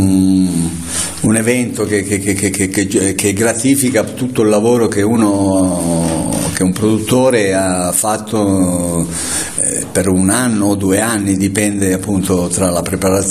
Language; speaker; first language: Italian; native; Italian